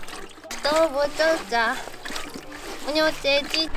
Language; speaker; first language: Russian; non-native, learner; Korean